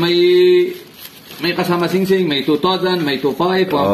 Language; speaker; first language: Filipino; non-native, learner; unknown